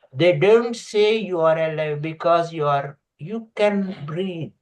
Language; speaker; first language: English; non-native, local second language; Telugu